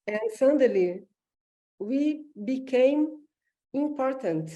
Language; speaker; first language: English; non-native, learner; Portuguese